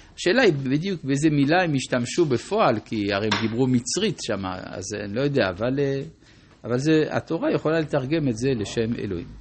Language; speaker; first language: Hebrew; non-native, fluent; French